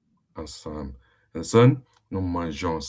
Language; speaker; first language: French; non-native, fluent; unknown